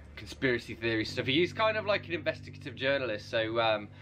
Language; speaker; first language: English; native; English